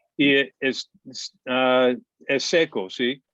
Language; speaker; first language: Spanish; non-native, fluent; English